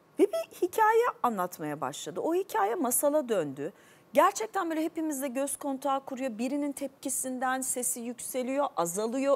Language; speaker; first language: Turkish; native; Turkish